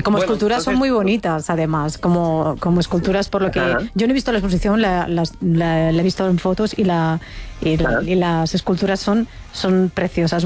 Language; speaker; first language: Spanish; native; Spanish